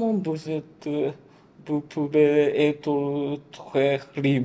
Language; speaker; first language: French; non-native, learner; Japanese